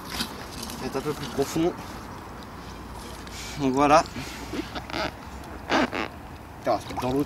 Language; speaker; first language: French; native; French